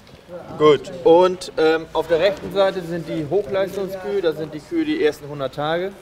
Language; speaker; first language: German; native; German